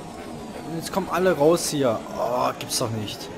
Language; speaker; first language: German; native; German